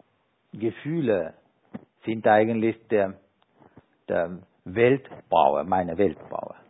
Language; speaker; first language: German; non-native, fluent; Sinhala